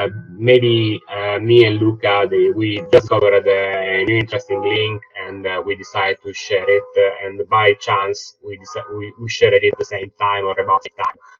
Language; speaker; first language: English; non-native, fluent; Italian